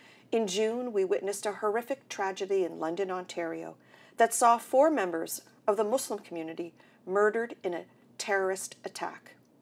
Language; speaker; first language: English; native; English